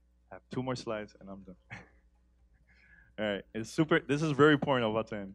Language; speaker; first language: English; native; English